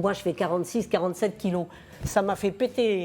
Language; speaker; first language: French; native; French